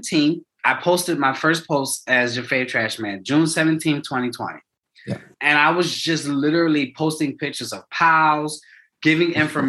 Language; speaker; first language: English; native; English